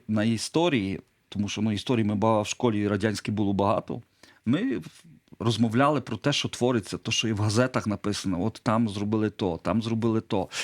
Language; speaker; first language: Ukrainian; non-native, local second language; Polish